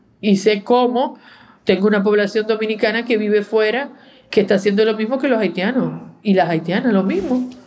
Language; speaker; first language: Spanish; native; Spanish